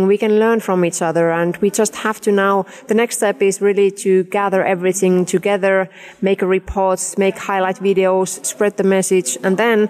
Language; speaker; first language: English; non-native, fluent; Finnish